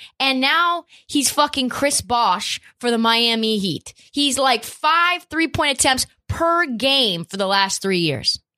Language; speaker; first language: English; native; English